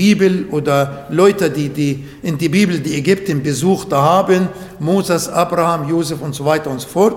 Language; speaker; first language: German; non-native, learner; Arabic